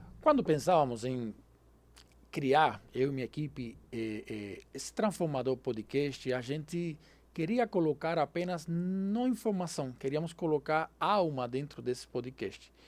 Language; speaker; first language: Portuguese; non-native, fluent; Spanish